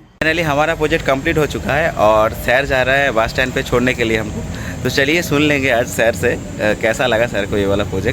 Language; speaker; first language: Hindi; non-native, local second language; Odia